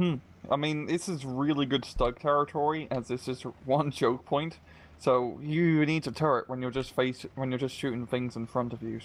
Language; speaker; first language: English; native; English